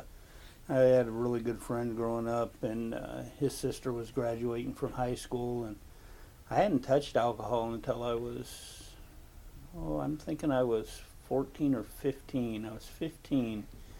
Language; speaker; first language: English; native; English